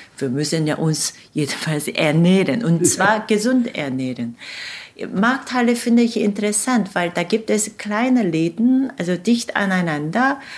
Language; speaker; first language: German; non-native, fluent; Korean